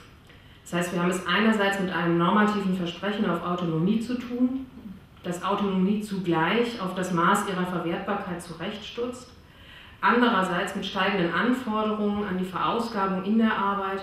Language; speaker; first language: German; native; German